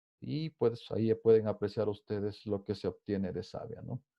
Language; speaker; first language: Spanish; native; Spanish